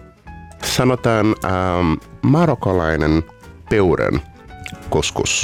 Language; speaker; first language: Finnish; non-native, learner; Portuguese